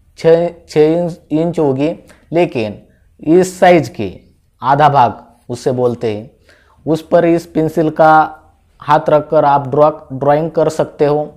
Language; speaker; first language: Hindi; non-native, local second language; Marathi